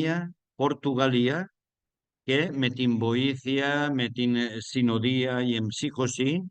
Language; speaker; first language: Greek; non-native, learner; Spanish